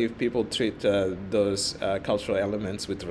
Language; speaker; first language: English; non-native, fluent; Portuguese